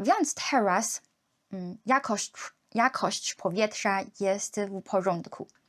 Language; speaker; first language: Polish; non-native, learner; Chinese